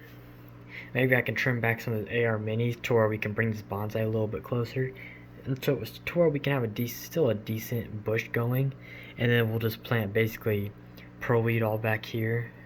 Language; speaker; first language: English; native; English